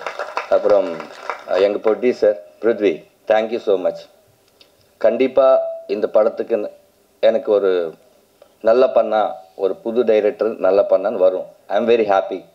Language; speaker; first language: Tamil; non-native, learner; Telugu